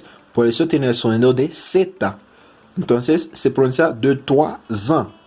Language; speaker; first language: Spanish; non-native, fluent; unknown